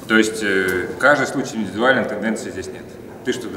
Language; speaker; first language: Russian; native; Russian